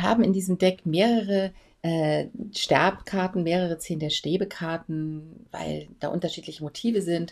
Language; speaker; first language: German; native; German